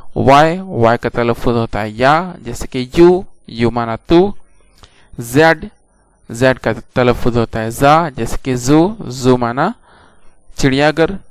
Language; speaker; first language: Urdu; native; Urdu